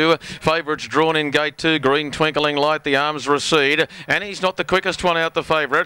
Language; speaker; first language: English; native; English